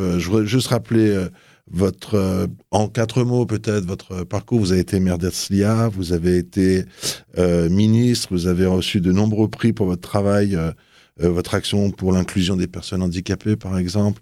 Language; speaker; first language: French; native; French